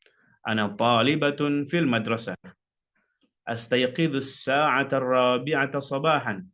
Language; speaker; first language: Arabic; non-native, fluent; Indonesian